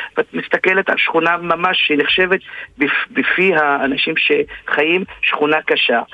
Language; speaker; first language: Hebrew; non-native, local second language; Arabic